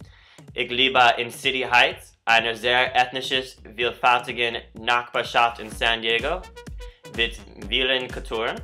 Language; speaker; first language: German; non-native, learner; English